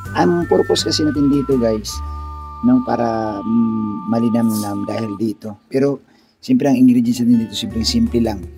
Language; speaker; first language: Filipino; non-native, local second language; Cebuano